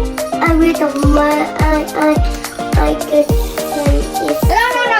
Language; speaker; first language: English; non-native, learner; Vietnamese